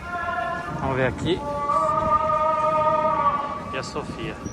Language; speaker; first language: Portuguese; native; Portuguese